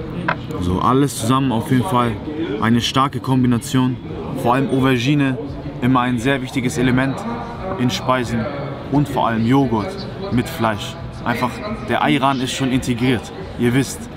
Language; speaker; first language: German; native; German